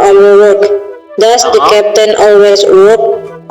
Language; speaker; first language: English; non-native, learner; Indonesian